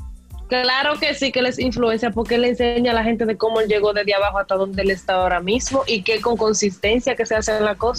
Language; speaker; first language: Spanish; native; Spanish